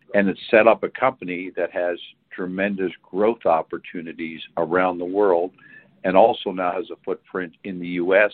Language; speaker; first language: English; native; English